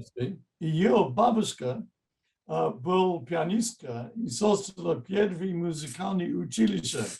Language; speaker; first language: Russian; non-native, fluent; English